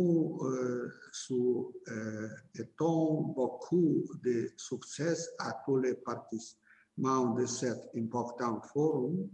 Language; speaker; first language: French; non-native, fluent; Ukrainian